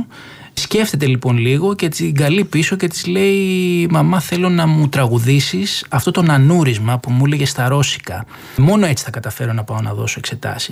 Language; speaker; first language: Greek; native; Greek